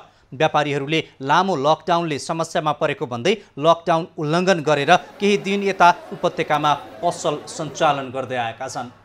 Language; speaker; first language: Nepali; native; Nepali